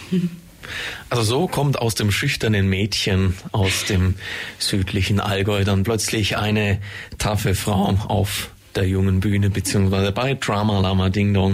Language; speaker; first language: German; native; German